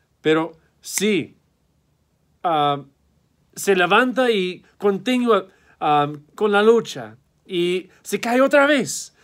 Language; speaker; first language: Spanish; non-native, fluent; English